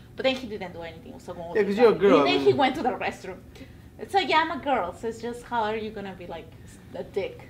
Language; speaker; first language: English; non-native, fluent; Spanish